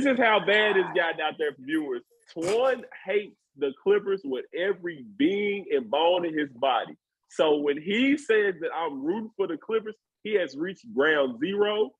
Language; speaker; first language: English; native; English